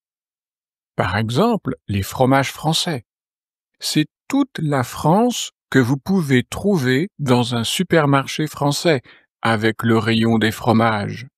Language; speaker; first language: French; native; French